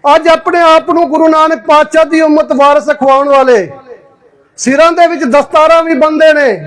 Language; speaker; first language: Punjabi; native; Punjabi